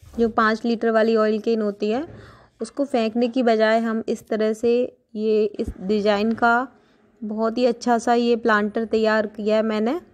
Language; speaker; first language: Hindi; native; Hindi